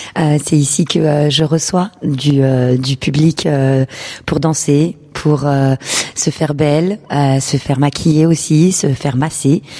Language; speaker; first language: French; early bilingual, other home language; Urdu